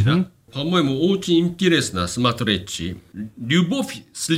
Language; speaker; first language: Russian; non-native, fluent; Japanese